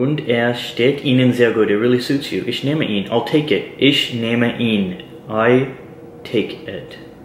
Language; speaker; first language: German; non-native, learner; English